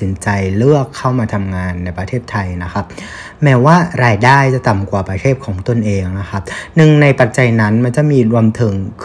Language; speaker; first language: Thai; non-native, fluent; Vietnamese